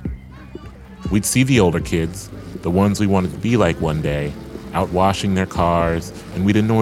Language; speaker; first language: English; native; English